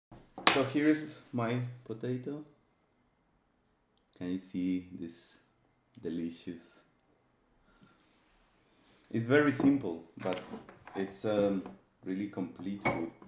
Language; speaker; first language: English; non-native, fluent; Spanish